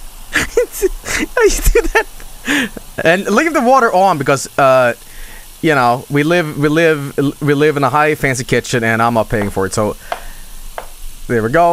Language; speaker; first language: English; non-native, fluent; Swedish